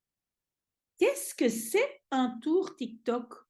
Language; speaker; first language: French; non-native, fluent; Dutch